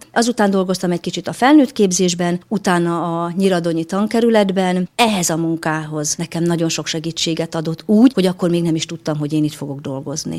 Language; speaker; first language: Hungarian; native; Hungarian